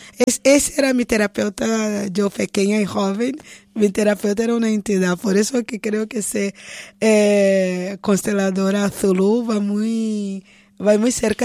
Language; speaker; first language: Spanish; non-native, fluent; Portuguese